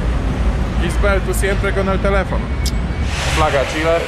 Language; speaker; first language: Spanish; non-native, learner; Polish